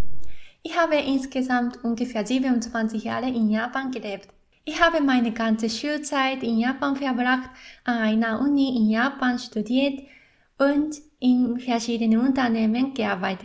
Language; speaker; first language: German; non-native, fluent; Japanese